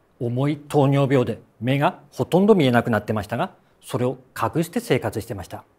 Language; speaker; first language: Japanese; native; Japanese